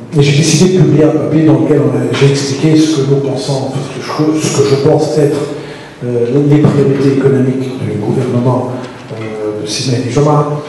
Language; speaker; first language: French; non-native, local second language; Arabic